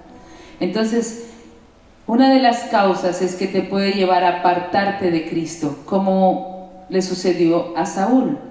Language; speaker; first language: Spanish; native; Spanish